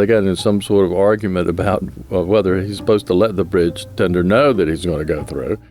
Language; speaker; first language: English; native; English